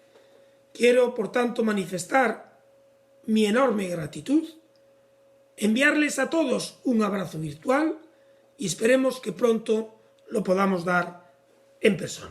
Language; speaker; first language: Spanish; native; Spanish